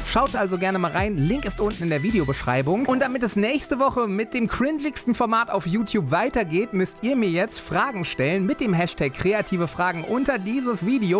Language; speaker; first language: German; native; German